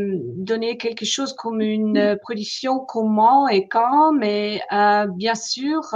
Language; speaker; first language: French; non-native, fluent; German